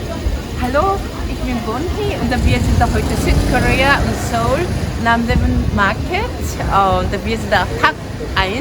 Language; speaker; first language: German; non-native, learner; Korean